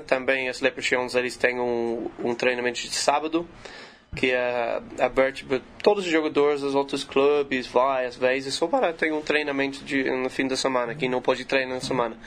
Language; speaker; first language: Portuguese; non-native, learner; English